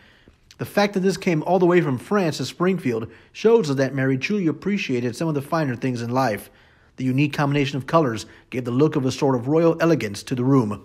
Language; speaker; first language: English; native; English